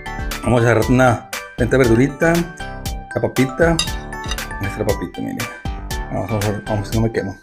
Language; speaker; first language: Spanish; native; Spanish